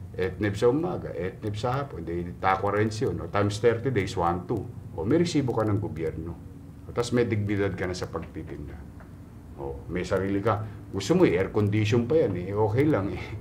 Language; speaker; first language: Filipino; native; Filipino